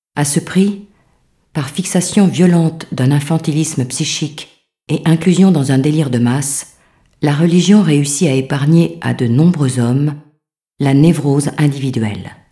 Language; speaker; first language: French; native; French